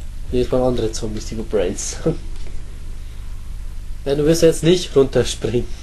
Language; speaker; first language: German; native; German